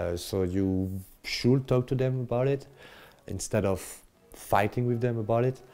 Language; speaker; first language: English; non-native, fluent; French